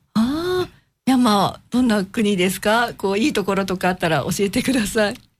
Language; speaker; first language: Japanese; native; Japanese